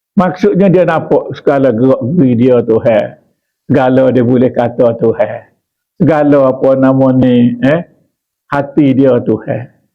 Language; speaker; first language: Malay; native; Malay